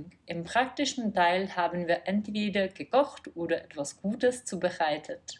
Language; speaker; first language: German; non-native, fluent; Czech